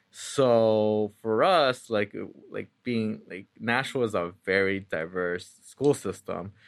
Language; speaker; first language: English; early bilingual, other home language; Spanish